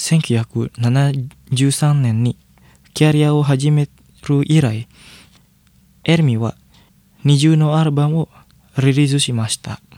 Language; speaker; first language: Japanese; non-native, fluent; Indonesian